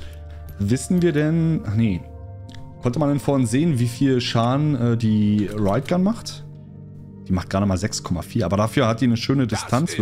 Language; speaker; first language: German; native; German